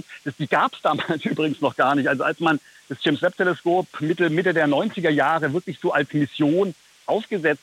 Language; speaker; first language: German; native; German